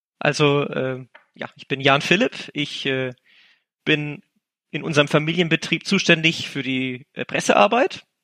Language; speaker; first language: German; native; German